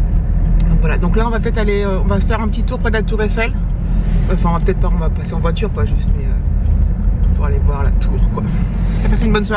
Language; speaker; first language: French; native; French